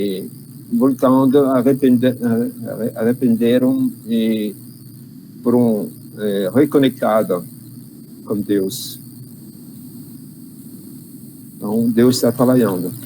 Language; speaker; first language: Portuguese; non-native, learner; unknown